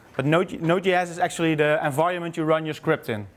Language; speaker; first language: English; non-native, fluent; Dutch